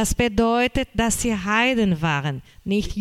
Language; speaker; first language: German; non-native, fluent; Portuguese